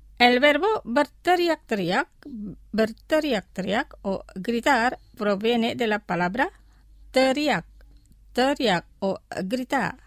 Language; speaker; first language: Spanish; non-native, fluent; Indonesian